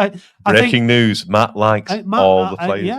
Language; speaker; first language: English; native; English